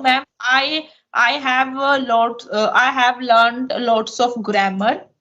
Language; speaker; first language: English; non-native, local second language; Hindi